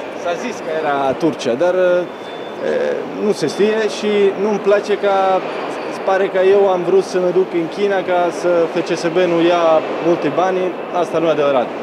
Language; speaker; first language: Romanian; non-native, fluent; Italian